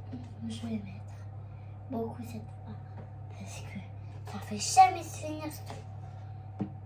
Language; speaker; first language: French; native; French